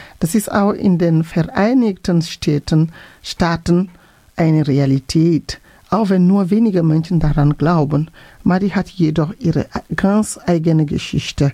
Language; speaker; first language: German; non-native, fluent; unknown